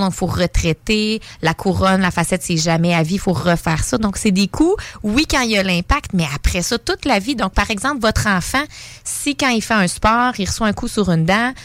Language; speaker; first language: French; native; French